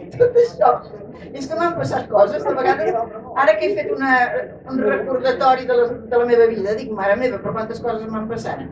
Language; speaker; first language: Catalan; native; Catalan